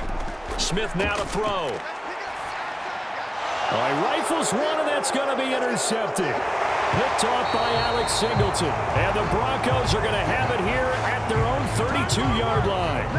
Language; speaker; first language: English; native; English